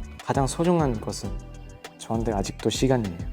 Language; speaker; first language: Korean; non-native, fluent; Thai